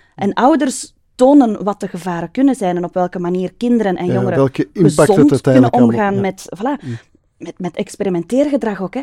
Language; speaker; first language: Dutch; native; Dutch